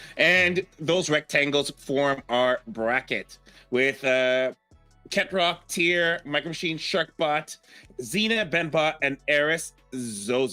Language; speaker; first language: English; native; English